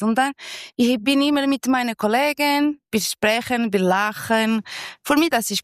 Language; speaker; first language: German; non-native, learner; Portuguese